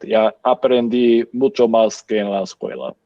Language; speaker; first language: Spanish; non-native, learner; English